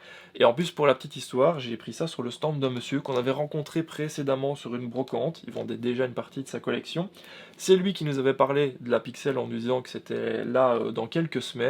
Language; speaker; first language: French; native; French